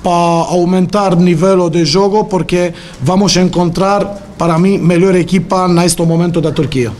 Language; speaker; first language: Portuguese; non-native, learner; Romanian